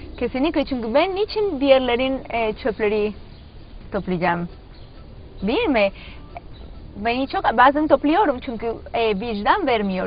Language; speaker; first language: Turkish; non-native, learner; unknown